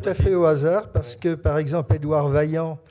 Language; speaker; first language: French; native; French